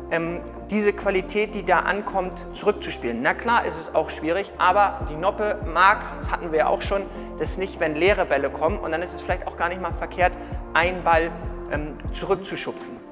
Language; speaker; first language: German; native; German